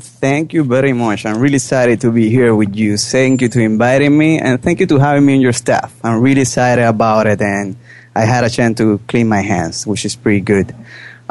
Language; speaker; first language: English; non-native, fluent; Spanish